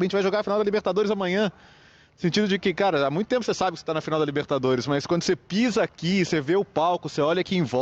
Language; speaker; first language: Portuguese; native; Portuguese